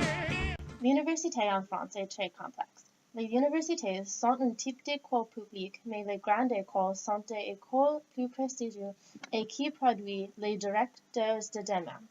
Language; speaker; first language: French; non-native, learner; English